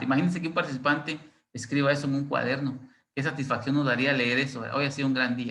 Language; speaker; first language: Spanish; native; Spanish